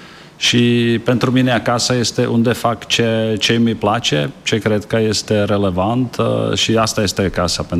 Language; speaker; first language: Romanian; non-native, learner; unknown